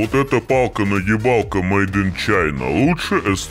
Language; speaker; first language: Russian; native; Russian